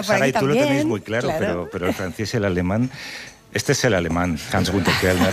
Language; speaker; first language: Spanish; native; Spanish